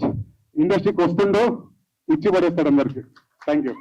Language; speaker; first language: Telugu; native; Telugu